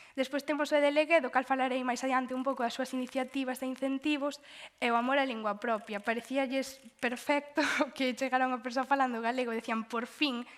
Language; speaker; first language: Galician; native; Galician